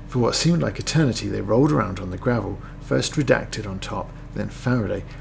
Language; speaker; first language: English; native; English